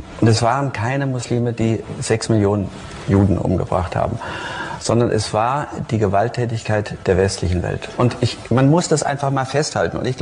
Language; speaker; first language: German; native; German